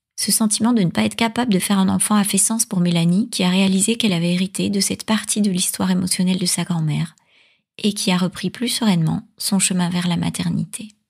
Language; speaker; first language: French; native; French